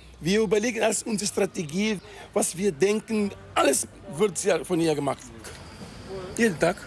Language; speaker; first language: German; non-native, learner; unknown